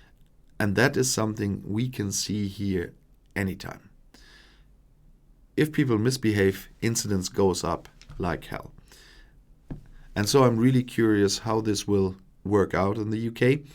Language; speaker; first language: English; non-native, fluent; German